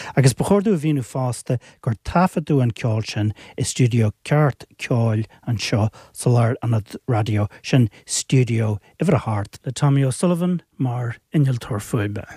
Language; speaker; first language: Irish; native; Irish